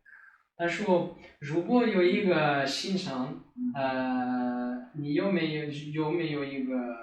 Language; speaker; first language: Chinese; non-native, learner; French